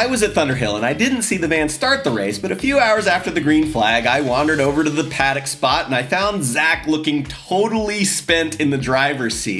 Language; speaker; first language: English; native; English